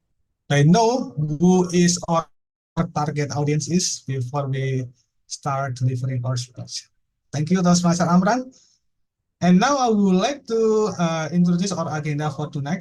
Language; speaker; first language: English; non-native, fluent; Indonesian